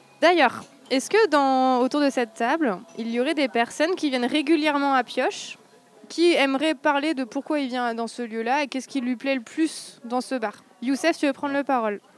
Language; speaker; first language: French; native; French